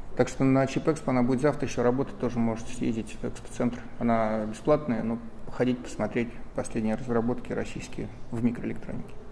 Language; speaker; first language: Russian; native; Russian